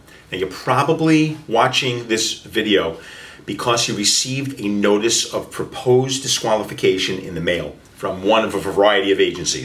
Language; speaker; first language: English; native; English